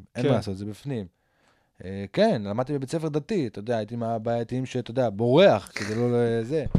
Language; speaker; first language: Hebrew; native; Hebrew